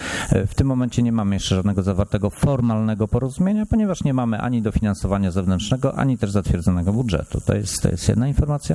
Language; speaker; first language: Polish; native; Polish